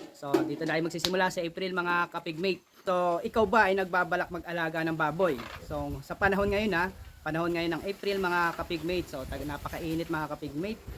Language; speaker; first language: Filipino; non-native, local second language; Cebuano